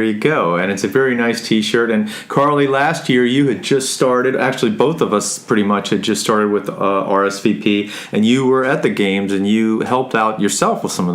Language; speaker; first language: English; native; English